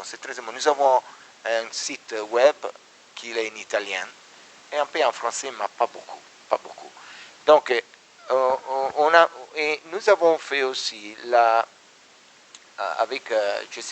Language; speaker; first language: French; non-native, learner; Italian